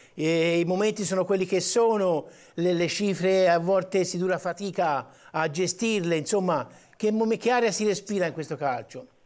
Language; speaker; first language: Italian; native; Italian